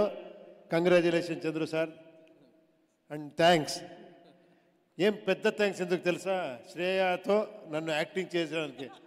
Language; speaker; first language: Telugu; non-native, local second language; Kannada